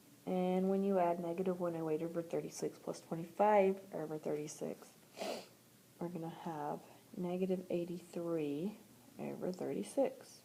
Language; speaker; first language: English; native; English